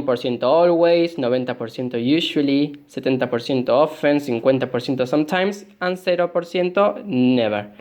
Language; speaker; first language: English; non-native, fluent; Spanish